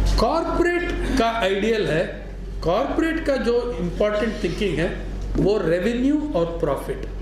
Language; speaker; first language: Hindi; non-native, local second language; Telugu